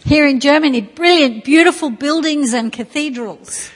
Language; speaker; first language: English; native; English